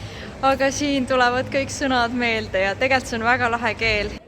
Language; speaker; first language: Estonian; native; Estonian